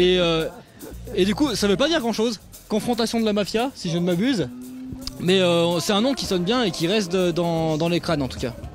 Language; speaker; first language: French; native; French